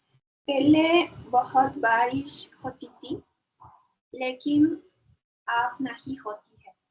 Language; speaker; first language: Hindi; non-native, learner; Spanish